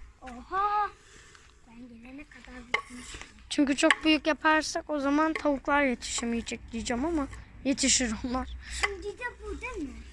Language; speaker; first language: Turkish; early bilingual, heritage; Turkish